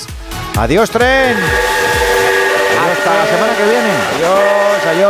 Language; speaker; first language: Spanish; native; Spanish